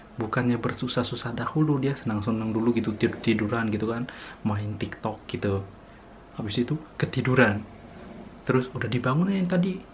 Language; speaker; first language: Indonesian; native; Indonesian